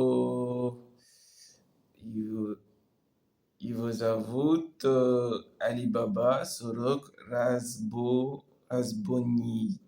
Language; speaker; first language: Russian; non-native, learner; French